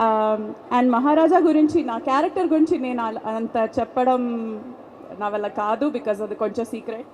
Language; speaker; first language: Telugu; non-native, fluent; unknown